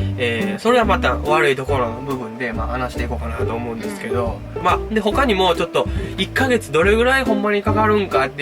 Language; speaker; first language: Japanese; native; Japanese